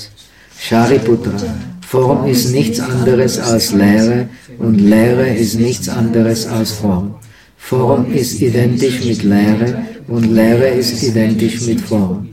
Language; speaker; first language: German; non-native, fluent; Czech